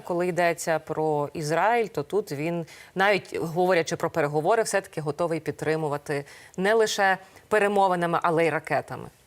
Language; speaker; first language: Ukrainian; native; Ukrainian